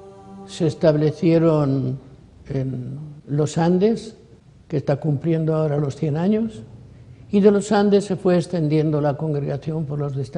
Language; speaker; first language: Spanish; native; Spanish